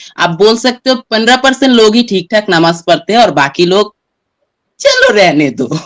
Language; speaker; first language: Hindi; non-native, fluent; Bangla